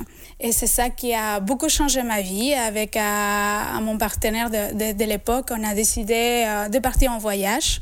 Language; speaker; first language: French; non-native, fluent; Spanish